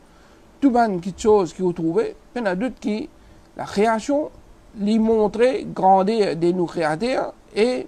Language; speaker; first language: French; non-native, local second language; Morisyen